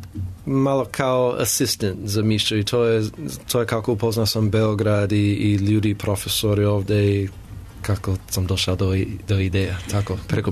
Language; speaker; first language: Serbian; non-native, learner; English